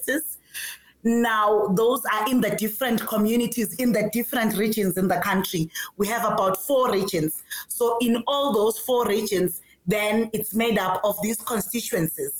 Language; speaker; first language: English; non-native, local second language; Swati